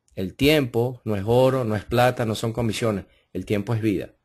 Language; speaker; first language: Spanish; early bilingual, heritage; Spanish